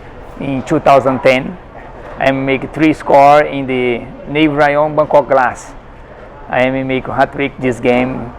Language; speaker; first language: English; non-native, learner; Portuguese